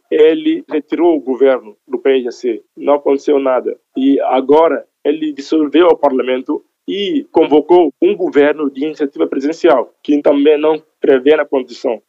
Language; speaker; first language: Portuguese; non-native, local second language; Upper Guinea Crioulo